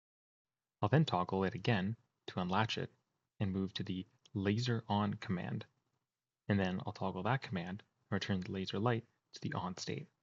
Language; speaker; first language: English; native; English